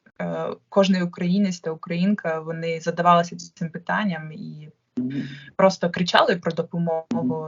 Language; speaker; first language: Ukrainian; non-native, local second language; Russian